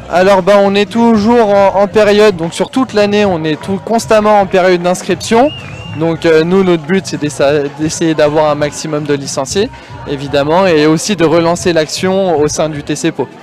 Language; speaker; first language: French; native; French